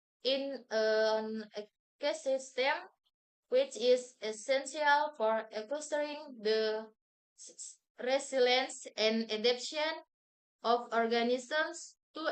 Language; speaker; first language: English; non-native, learner; Indonesian